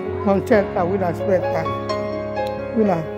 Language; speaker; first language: Italian; non-native, learner; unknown